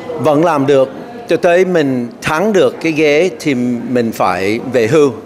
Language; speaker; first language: Vietnamese; early bilingual, other home language; English